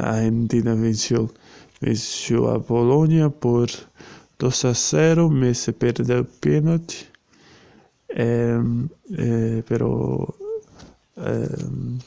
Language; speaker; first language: Spanish; non-native, learner; Portuguese